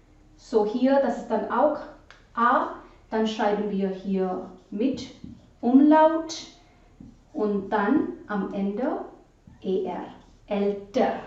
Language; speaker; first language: German; non-native, fluent; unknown